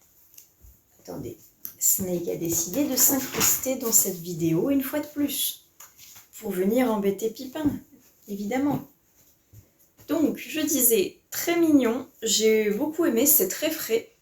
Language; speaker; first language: French; native; French